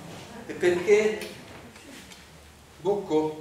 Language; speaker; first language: Italian; non-native, learner; Spanish